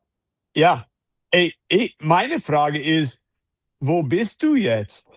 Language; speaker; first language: German; non-native, fluent; English